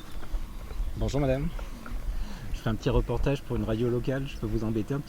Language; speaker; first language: French; native; French